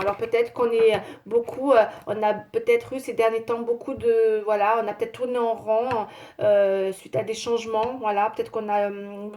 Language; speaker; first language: French; native; French